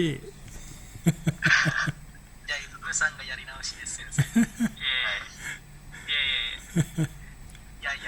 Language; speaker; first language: Japanese; non-native, learner; Indonesian